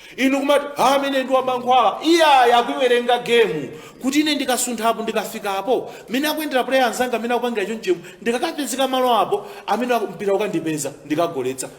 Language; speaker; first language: Nyanja; native; Nyanja